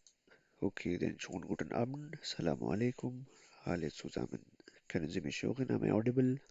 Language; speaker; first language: German; non-native, learner; Urdu